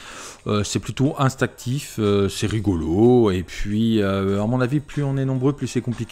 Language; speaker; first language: French; native; French